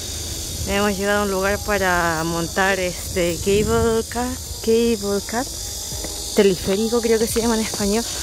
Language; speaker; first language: Spanish; native; Spanish